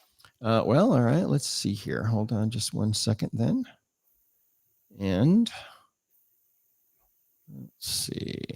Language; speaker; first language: English; native; English